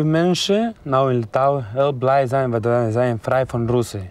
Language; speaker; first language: Dutch; non-native, learner; Lithuanian